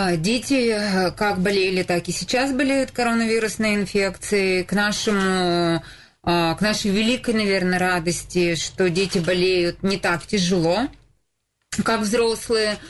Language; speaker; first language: Russian; native; Russian